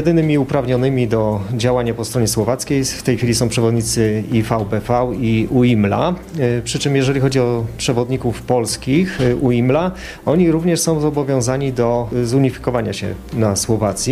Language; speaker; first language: Polish; native; Polish